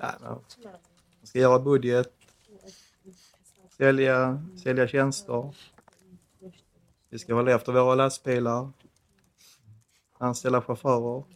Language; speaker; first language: Swedish; native; Swedish